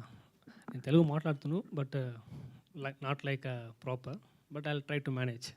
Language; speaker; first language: Telugu; non-native, learner; Tamil